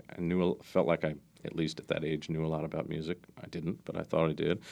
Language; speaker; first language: English; native; English